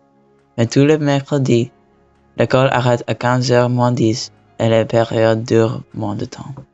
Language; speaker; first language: French; non-native, learner; English